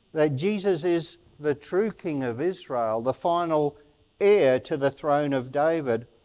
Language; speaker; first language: English; native; English